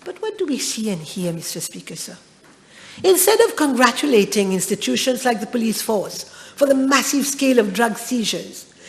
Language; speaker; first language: English; non-native, local second language; Morisyen